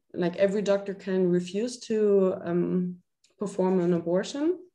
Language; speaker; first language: English; non-native, fluent; German